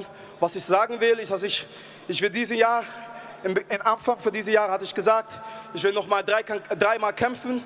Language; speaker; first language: German; non-native, fluent; Dutch